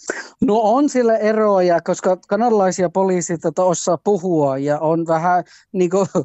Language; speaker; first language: Finnish; early bilingual, heritage; Finnish